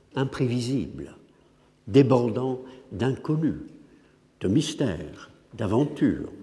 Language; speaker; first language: French; non-native, fluent; English